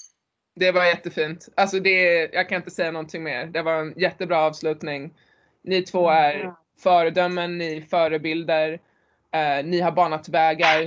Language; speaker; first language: Swedish; native; Swedish